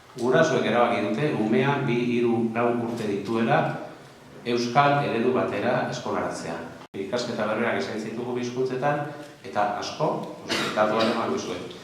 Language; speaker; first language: Basque; non-native, local second language; Spanish